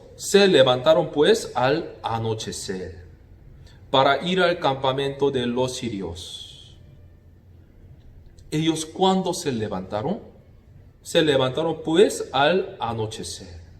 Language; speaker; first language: Spanish; non-native, fluent; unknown